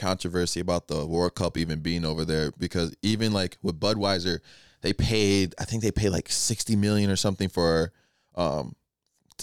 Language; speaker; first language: English; non-native, local second language; Igbo